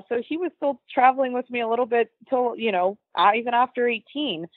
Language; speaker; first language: English; native; English